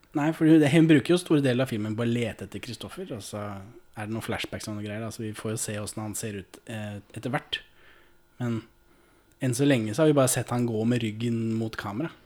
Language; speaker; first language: Norwegian; native; Norwegian